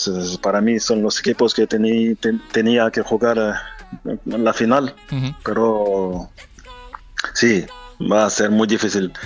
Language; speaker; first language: Spanish; non-native, fluent; French